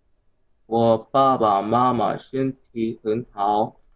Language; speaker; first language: Chinese; non-native, learner; Korean